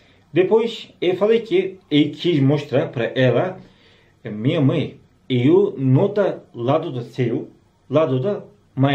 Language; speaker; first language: Portuguese; non-native, learner; Turkish